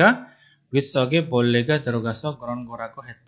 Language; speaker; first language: Korean; non-native, fluent; Indonesian